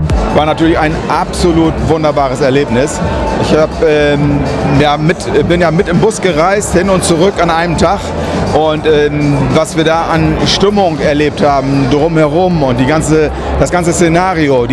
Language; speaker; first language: German; native; German